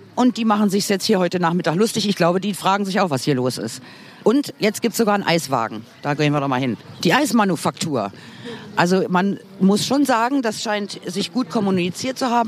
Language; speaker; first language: German; native; German